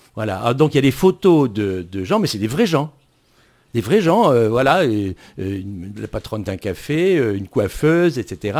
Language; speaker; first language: French; native; French